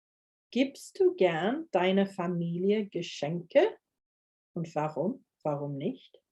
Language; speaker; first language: German; non-native, fluent; English